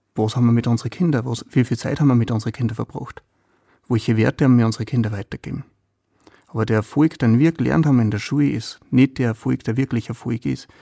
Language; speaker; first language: German; native; German